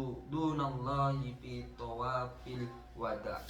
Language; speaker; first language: Arabic; non-native, learner; Indonesian